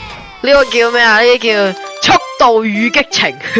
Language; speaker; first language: Chinese; native; Chinese